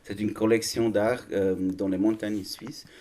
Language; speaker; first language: French; non-native, learner; German